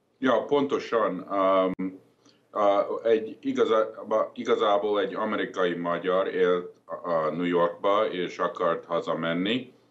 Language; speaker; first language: Hungarian; early bilingual, heritage; English